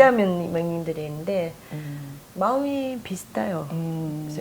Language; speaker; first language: Korean; non-native, fluent; English